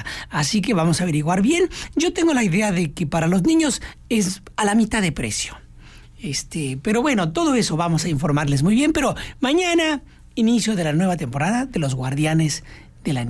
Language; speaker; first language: Spanish; native; Spanish